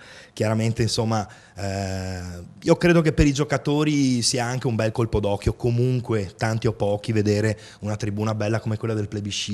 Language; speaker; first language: Italian; native; Italian